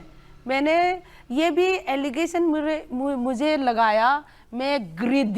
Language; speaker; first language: Hindi; non-native, local second language; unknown